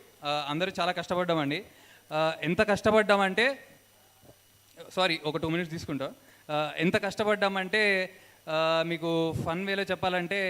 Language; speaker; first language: Telugu; native; Telugu